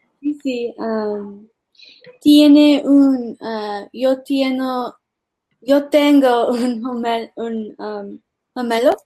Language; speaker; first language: Spanish; early bilingual, heritage; English